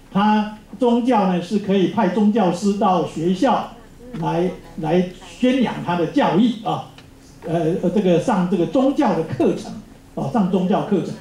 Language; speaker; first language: Chinese; native; Chinese